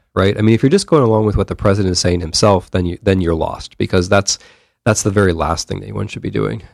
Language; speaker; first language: English; native; English